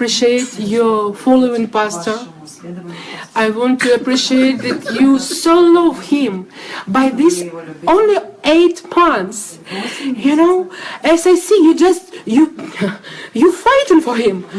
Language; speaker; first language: English; non-native, learner; Russian